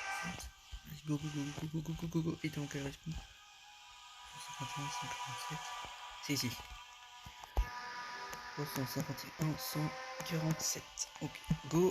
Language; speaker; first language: French; native; French